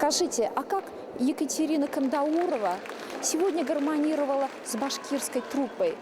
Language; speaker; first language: Russian; native; Russian